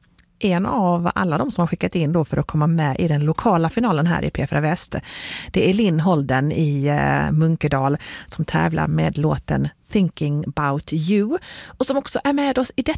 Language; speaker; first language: Swedish; native; Swedish